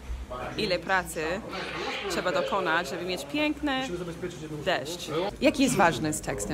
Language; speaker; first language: Polish; non-native, fluent; English